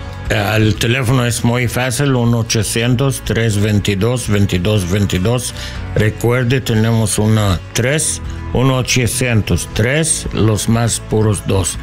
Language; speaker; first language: Spanish; non-native, learner; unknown